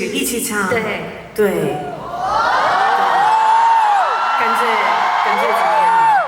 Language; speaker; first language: Chinese; non-native, learner; Korean